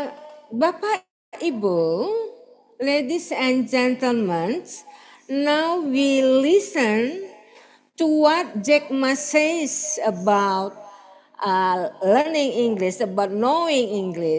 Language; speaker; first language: English; non-native, fluent; Indonesian